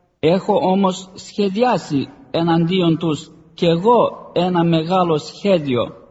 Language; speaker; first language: Greek; non-native, fluent; Arabic